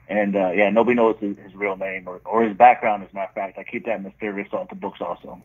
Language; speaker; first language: English; native; English